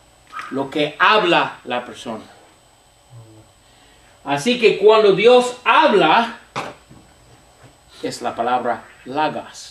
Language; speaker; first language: Spanish; non-native, fluent; English